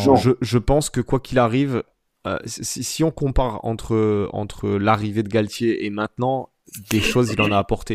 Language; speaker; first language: French; native; French